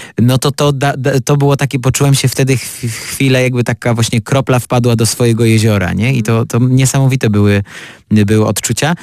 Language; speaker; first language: Polish; early bilingual, other home language; Armenian